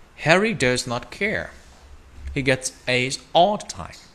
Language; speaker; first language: English; non-native, fluent; Vietnamese